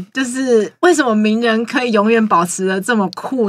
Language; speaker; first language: Chinese; native; Chinese